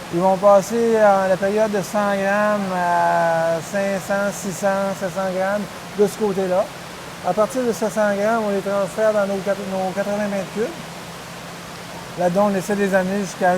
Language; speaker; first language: French; native; French